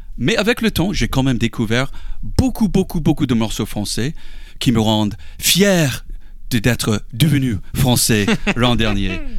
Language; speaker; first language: French; non-native, fluent; English